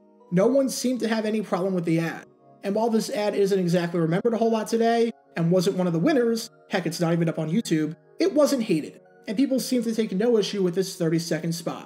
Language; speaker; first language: English; native; English